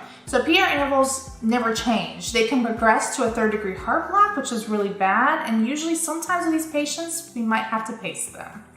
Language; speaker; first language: English; native; English